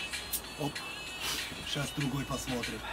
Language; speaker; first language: Russian; non-native, fluent; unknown